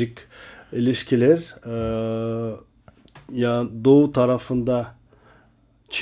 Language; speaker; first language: Turkish; non-native, learner; Kazakh